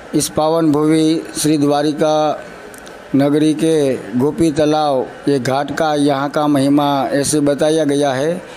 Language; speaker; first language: Hindi; non-native, local second language; Gujarati